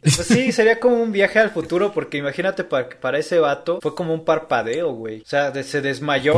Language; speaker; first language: Spanish; native; Spanish